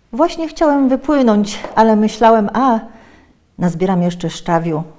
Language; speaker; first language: Polish; native; Polish